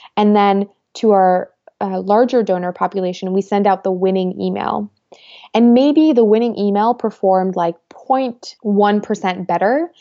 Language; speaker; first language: English; early bilingual, other home language; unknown